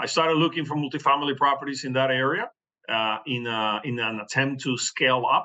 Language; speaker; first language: English; non-native, fluent; Spanish